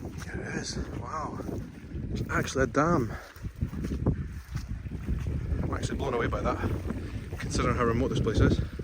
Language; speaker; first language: English; native; English